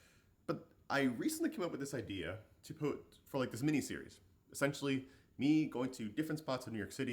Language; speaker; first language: English; native; English